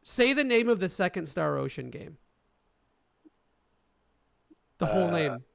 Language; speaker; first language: English; native; English